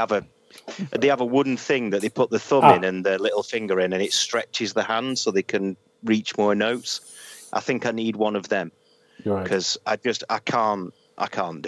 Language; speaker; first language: English; native; English